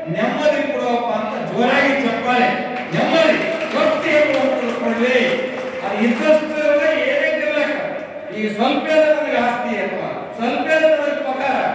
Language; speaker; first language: Kannada; native; Kannada